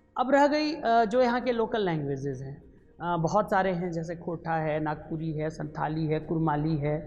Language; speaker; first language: Hindi; native; Hindi